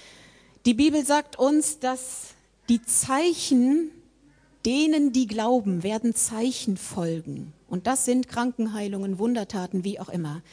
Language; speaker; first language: German; native; German